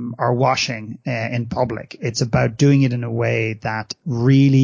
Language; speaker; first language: English; native; English